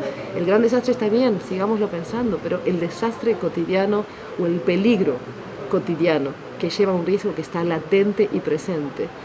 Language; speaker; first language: Spanish; native; Spanish